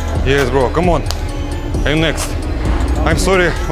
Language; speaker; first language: English; non-native, learner; Russian